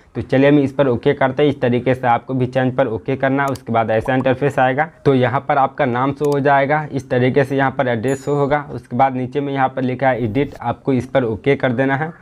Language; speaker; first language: Hindi; native; Hindi